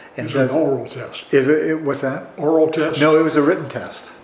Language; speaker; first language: English; native; English